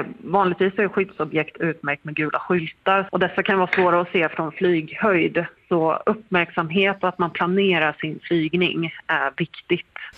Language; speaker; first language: Swedish; native; Swedish